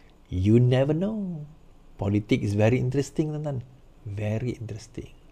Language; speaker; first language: English; non-native, local second language; Malay